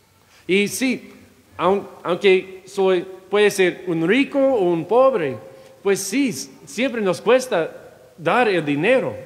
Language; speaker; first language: Spanish; non-native, fluent; English